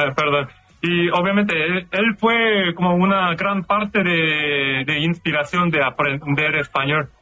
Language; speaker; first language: Spanish; non-native, learner; Korean